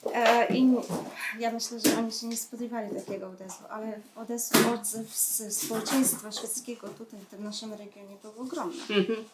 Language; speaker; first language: Polish; non-native, fluent; Ukrainian